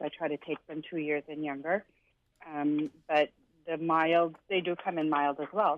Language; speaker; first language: English; early bilingual, other home language; Punjabi